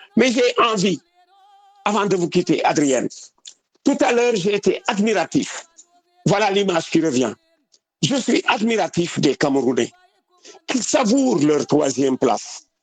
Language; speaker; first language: French; non-native, local second language; Wolof